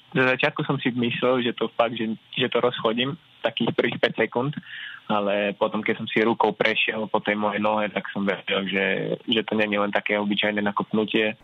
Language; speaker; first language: Slovak; native; Slovak